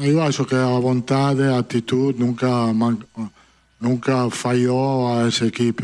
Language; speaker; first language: Portuguese; non-native, fluent; Italian